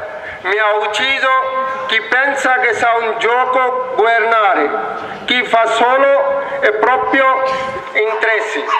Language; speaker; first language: Italian; non-native, learner; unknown